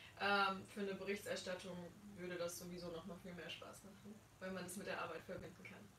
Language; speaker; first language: German; native; German